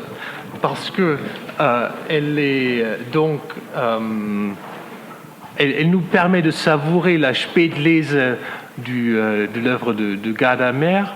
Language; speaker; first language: French; non-native, fluent; German